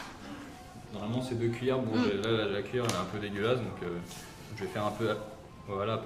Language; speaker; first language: French; native; French